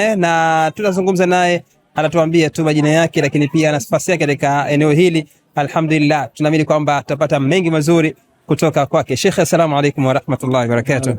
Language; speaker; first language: Swahili; native; Swahili